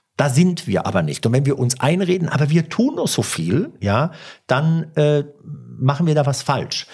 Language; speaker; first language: German; early bilingual, other home language; Italian